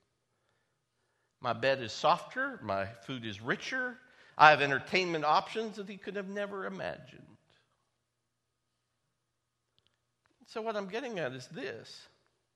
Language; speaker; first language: English; native; English